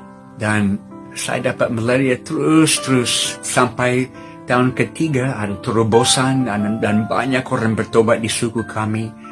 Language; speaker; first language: Indonesian; non-native, fluent; English